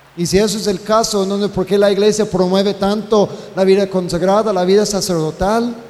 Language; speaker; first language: Spanish; non-native, fluent; English